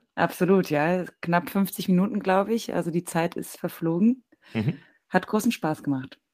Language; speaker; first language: German; native; German